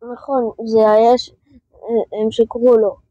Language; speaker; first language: Hebrew; early bilingual, heritage; French